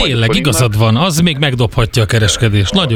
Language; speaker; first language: Hungarian; native; Hungarian